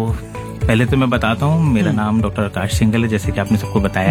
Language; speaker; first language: Hindi; native; Hindi